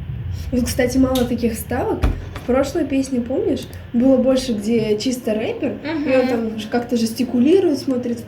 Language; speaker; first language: Russian; native; Russian